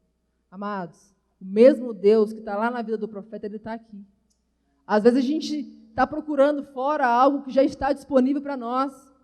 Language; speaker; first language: Portuguese; native; Portuguese